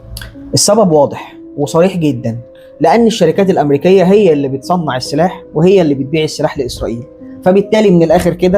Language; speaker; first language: Arabic; native; Arabic